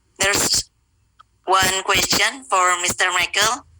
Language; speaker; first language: English; non-native, learner; Indonesian